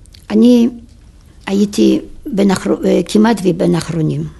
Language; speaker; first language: Hebrew; non-native, fluent; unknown